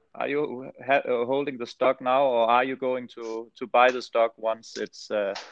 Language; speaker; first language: English; non-native, fluent; Danish